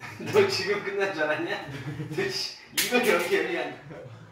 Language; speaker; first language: Korean; native; Korean